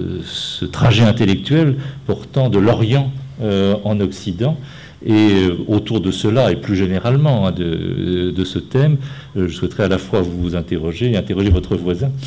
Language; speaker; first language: French; native; French